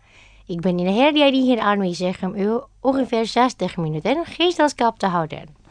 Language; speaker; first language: Dutch; non-native, fluent; Indonesian